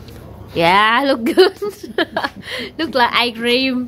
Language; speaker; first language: English; non-native, learner; Vietnamese